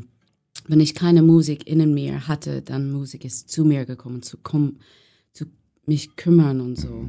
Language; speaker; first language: German; non-native, learner; English